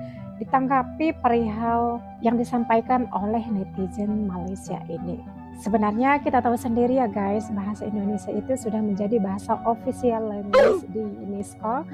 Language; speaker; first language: Indonesian; native; Indonesian